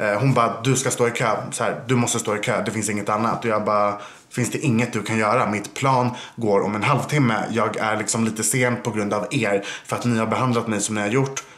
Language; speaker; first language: Swedish; native; Swedish